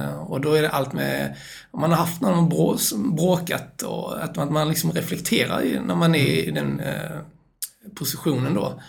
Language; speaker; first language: Swedish; native; Swedish